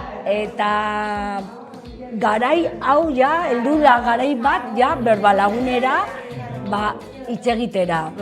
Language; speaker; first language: Basque; non-native, local second language; Spanish